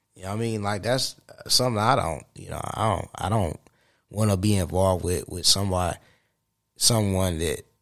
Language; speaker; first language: English; native; English